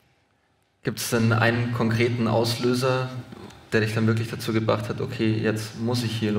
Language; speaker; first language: German; native; German